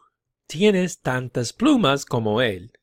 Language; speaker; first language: Spanish; non-native, fluent; English